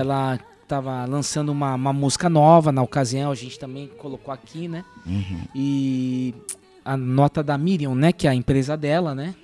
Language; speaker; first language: Portuguese; native; Portuguese